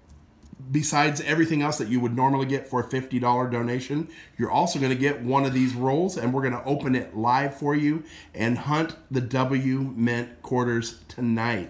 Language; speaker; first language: English; native; English